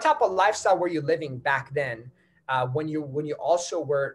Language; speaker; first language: English; non-native, fluent; Persian